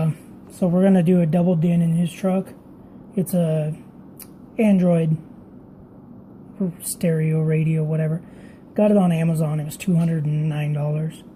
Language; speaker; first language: English; native; English